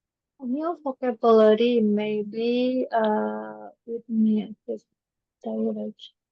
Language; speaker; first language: English; non-native, learner; Indonesian